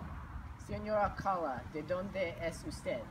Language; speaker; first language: Spanish; non-native, learner; English